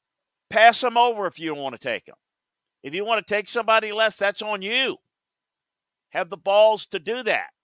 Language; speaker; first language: English; native; English